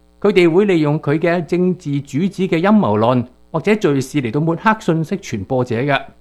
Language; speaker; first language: Chinese; non-native, local second language; Cantonese